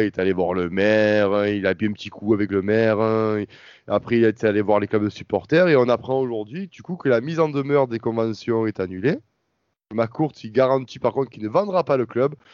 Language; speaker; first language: French; native; French